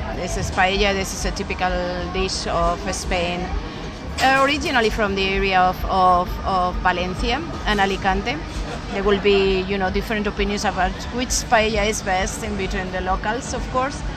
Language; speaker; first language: English; non-native, fluent; Spanish